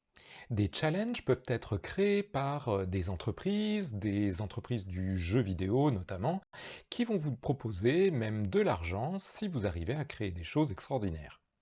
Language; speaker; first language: French; native; French